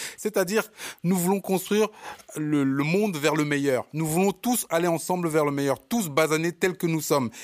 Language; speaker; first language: French; early bilingual, other home language; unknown